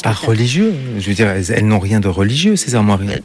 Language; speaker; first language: French; native; French